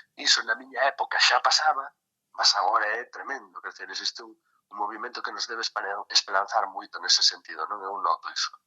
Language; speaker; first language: Galician; native; Galician